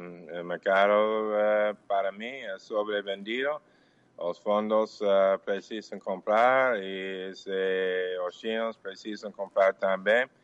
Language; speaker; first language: Portuguese; non-native, fluent; English